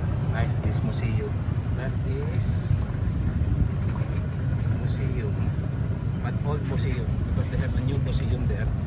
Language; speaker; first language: English; non-native, local second language; Filipino